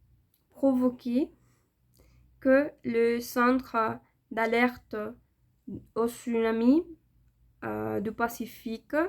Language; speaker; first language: French; non-native, learner; Spanish